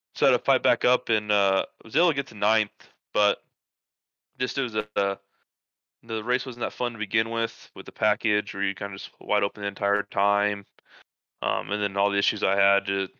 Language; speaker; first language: English; native; English